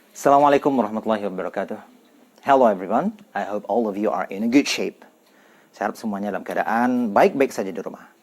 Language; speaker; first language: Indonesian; non-native, local second language; Minangkabau